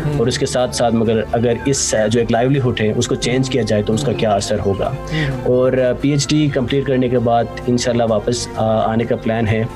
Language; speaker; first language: Urdu; non-native, local second language; Khowar